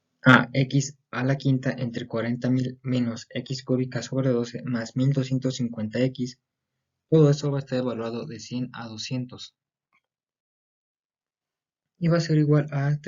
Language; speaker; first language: Spanish; native; Spanish